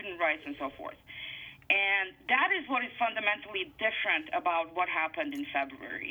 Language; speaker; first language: English; non-native, fluent; Bosnian